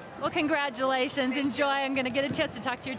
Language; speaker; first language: English; native; English